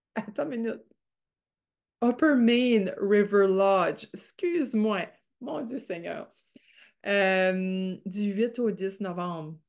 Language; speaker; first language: French; native; French